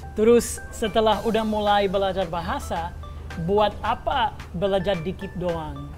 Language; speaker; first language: Indonesian; non-native, fluent; English